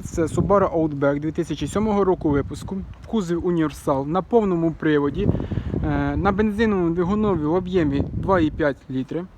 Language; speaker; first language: Ukrainian; native; Ukrainian